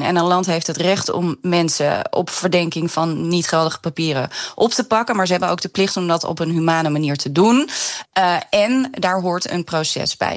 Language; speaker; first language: Dutch; native; Dutch